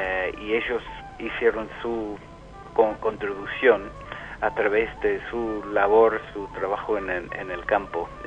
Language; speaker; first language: Spanish; non-native, fluent; English